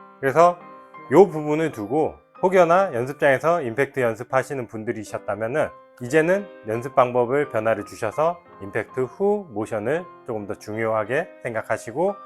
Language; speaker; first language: Korean; native; Korean